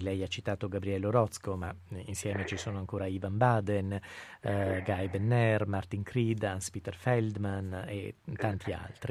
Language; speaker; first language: Italian; native; Italian